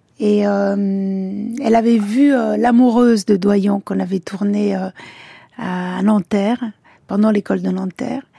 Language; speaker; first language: French; early bilingual, other home language; Italian